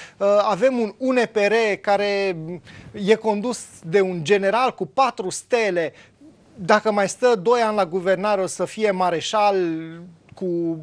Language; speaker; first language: Romanian; native; Romanian